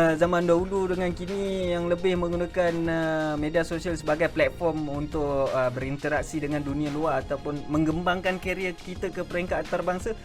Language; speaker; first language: Malay; native; Malay